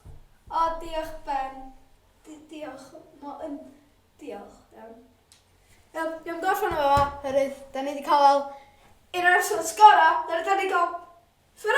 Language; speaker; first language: Welsh; non-native, local second language; English